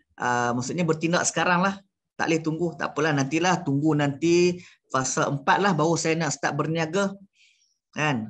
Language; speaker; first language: Malay; native; Malay